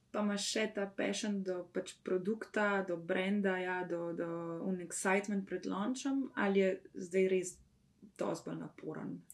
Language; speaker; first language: Slovenian; native; Slovenian